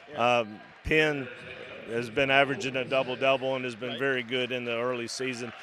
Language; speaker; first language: English; native; English